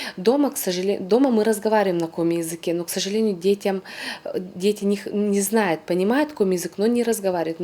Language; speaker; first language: Russian; non-native, local second language; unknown